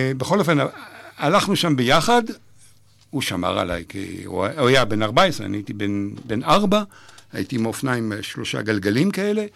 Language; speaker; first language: Hebrew; non-native, fluent; French